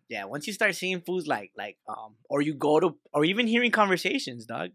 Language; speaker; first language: English; early bilingual, other home language; Spanish